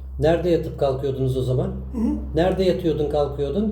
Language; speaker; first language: Turkish; native; Turkish